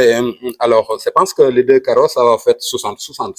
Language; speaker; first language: French; non-native, local second language; Wolof